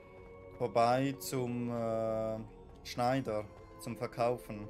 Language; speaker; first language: German; native; German